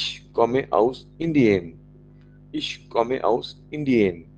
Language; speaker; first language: German; non-native, learner; Marathi